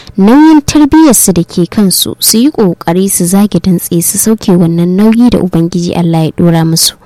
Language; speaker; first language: Hausa; native; Hausa